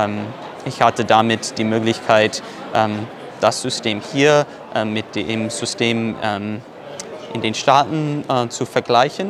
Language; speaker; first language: German; non-native, fluent; English